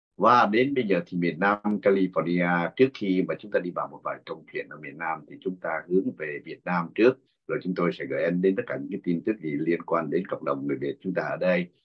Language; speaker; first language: Vietnamese; native; Vietnamese